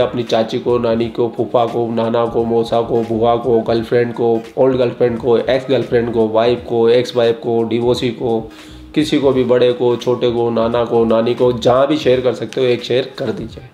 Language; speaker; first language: Hindi; native; Hindi